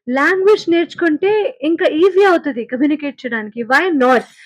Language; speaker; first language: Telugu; non-native, learner; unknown